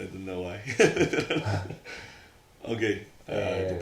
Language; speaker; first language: English; non-native, learner; Spanish